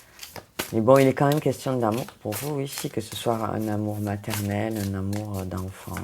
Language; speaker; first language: French; native; French